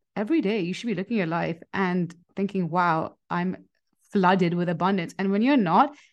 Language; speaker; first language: English; non-native, local second language; Hindi